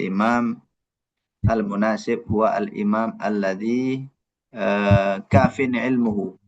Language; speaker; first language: Arabic; non-native, fluent; Indonesian